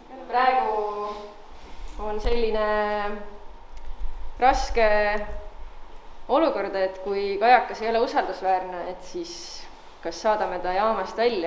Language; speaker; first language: Estonian; native; Estonian